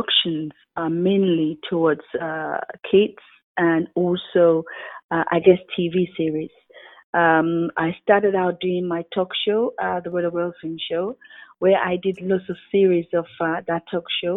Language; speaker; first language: English; non-native, local second language; Yoruba